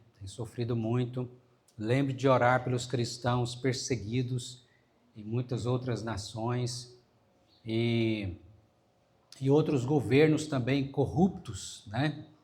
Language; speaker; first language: Portuguese; native; Portuguese